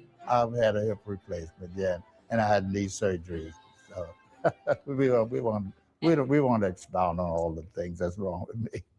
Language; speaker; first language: English; native; English